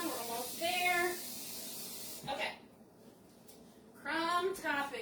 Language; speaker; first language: English; native; English